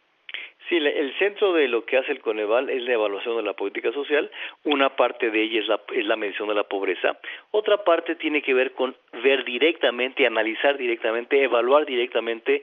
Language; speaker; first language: Spanish; native; Spanish